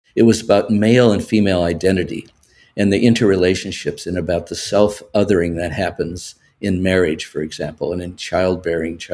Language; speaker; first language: English; native; English